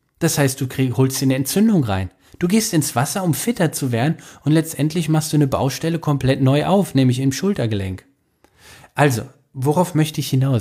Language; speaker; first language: German; native; German